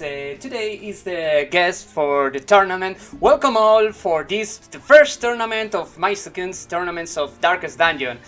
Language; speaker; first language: English; non-native, learner; Spanish